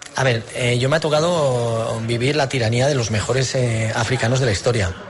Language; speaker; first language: Spanish; native; Spanish